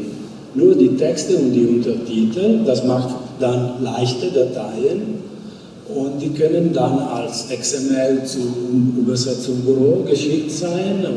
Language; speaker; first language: German; non-native, fluent; Italian